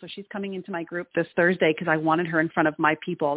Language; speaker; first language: English; native; English